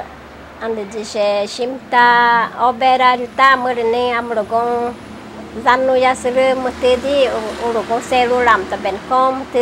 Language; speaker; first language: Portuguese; non-native, local second language; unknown